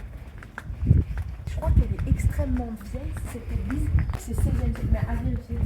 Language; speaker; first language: French; native; French